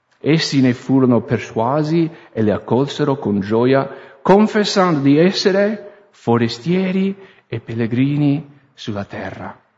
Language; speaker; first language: Italian; non-native, fluent; English